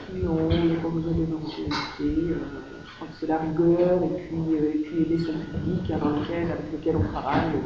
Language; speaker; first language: French; native; French